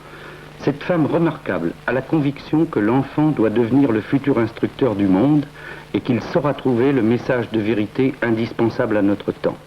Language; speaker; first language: French; native; French